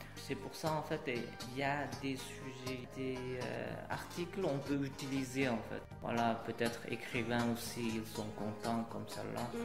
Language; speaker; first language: French; non-native, learner; Uyghur